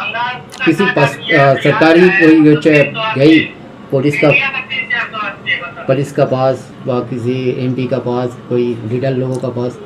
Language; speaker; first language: Hindi; non-native, local second language; Bangla